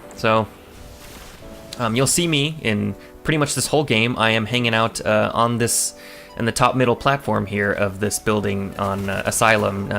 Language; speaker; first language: English; native; English